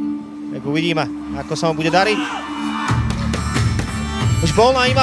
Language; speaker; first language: Slovak; native; Slovak